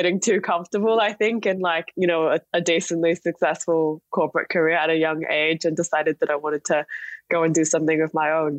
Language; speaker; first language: English; native; English